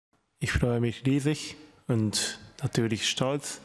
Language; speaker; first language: German; non-native, learner; Japanese